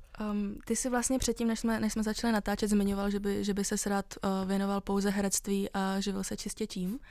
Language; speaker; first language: Czech; native; Czech